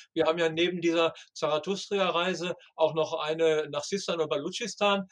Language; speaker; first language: German; native; German